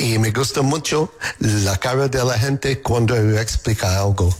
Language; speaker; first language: Spanish; non-native, learner; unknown